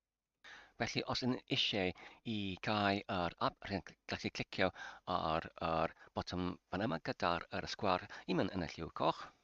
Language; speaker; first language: Welsh; non-native, learner; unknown